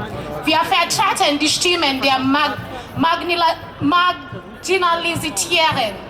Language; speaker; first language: German; non-native, learner; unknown